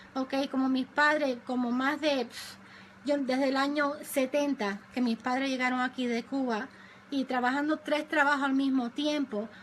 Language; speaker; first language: Spanish; early bilingual, other home language; English